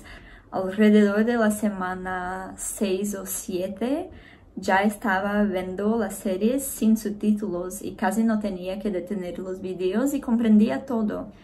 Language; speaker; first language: Spanish; non-native, learner; Portuguese